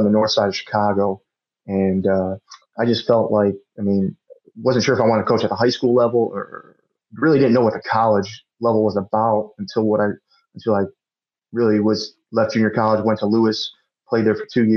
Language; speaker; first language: English; native; English